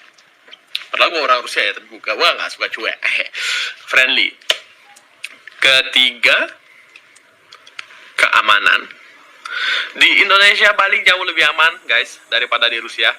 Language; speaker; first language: Indonesian; early bilingual, other home language; Russian